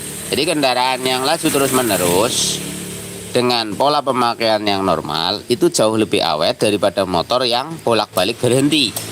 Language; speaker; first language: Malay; non-native, local second language; Javanese